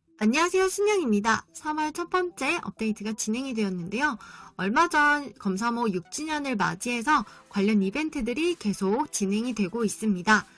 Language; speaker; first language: Korean; native; Korean